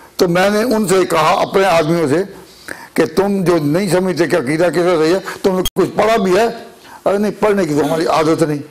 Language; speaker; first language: Urdu; non-native, local second language; Punjabi